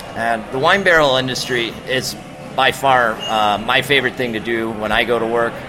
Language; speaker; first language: English; native; English